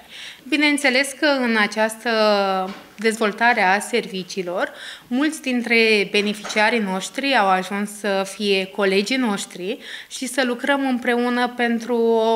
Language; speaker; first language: Romanian; native; Romanian